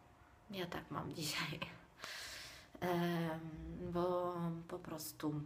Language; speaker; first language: Polish; non-native, fluent; Italian